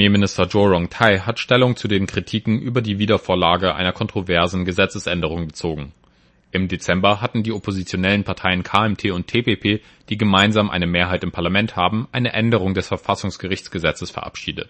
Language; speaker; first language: German; native; German